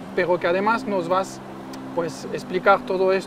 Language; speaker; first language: Spanish; native; Spanish